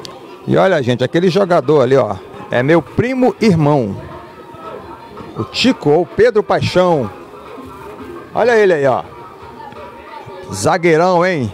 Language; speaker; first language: Portuguese; native; Portuguese